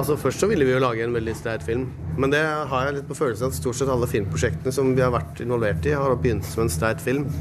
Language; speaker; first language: Norwegian; native; Norwegian